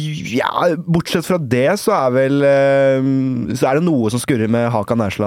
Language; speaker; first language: Norwegian; native; Norwegian